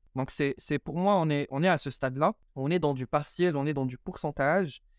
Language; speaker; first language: French; non-native, local second language; Arabic